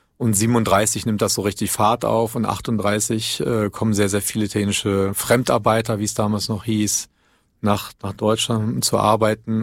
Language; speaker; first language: German; native; German